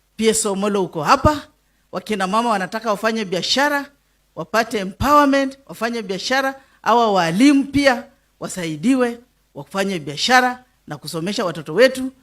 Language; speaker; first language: Swahili; non-native, local second language; Luyia